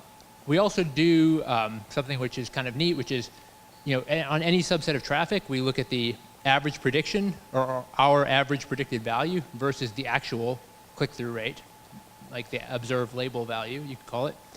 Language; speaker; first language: English; native; English